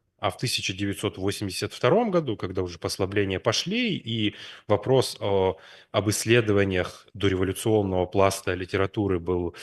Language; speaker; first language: Russian; native; Russian